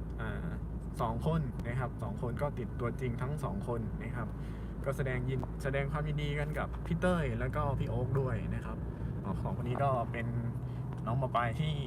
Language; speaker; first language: Thai; native; Thai